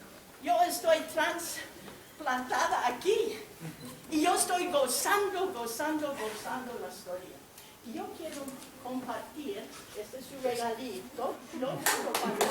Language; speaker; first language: Spanish; non-native, fluent; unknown